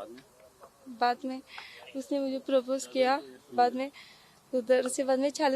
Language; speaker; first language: Hindi; non-native, local second language; Marathi